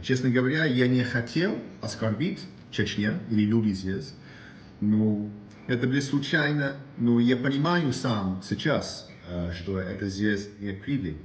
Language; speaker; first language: Russian; non-native, learner; English